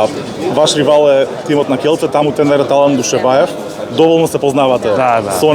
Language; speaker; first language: Macedonian; native; Macedonian